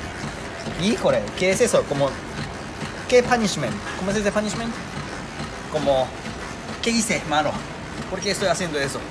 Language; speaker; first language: Spanish; non-native, learner; Japanese